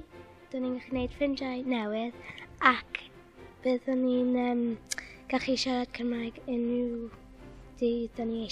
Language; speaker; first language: Welsh; non-native, local second language; English